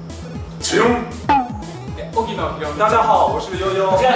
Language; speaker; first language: Chinese; non-native, fluent; Japanese